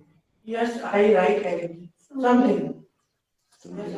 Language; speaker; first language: English; non-native, learner; Hindi